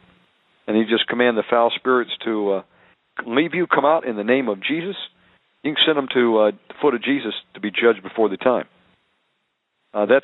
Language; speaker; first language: English; native; English